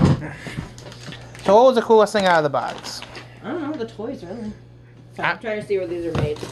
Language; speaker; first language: English; native; English